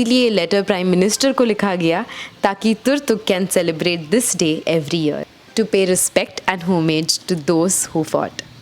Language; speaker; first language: Hindi; native; Hindi